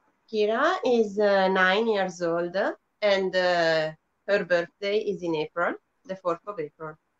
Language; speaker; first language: English; non-native, fluent; Italian